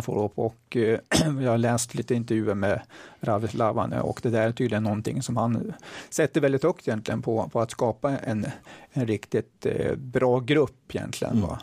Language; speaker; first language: Swedish; native; Swedish